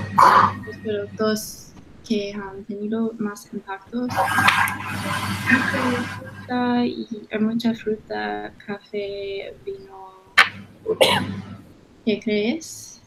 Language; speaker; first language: Spanish; non-native, learner; English